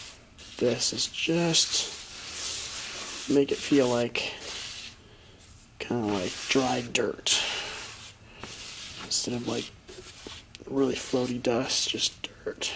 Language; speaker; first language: English; native; English